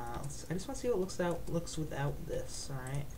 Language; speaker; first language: English; native; English